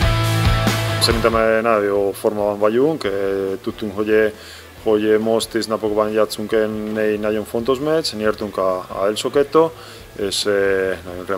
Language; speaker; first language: Hungarian; non-native, learner; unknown